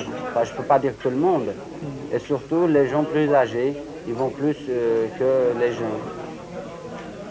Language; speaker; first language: French; non-native, learner; Syriac